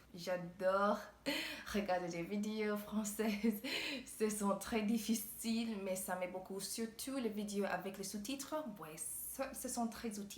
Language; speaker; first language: French; non-native, learner; English